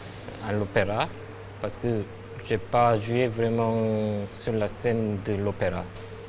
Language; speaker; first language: French; non-native, learner; Korean